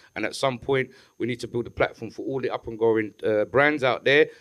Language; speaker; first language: English; native; English